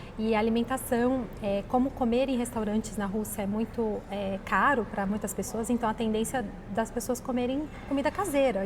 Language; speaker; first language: Portuguese; native; Portuguese